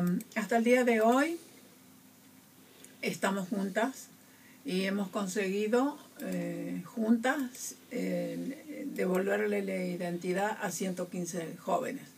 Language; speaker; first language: Spanish; native; Spanish